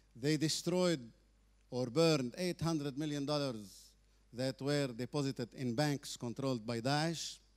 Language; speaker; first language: English; non-native, fluent; Arabic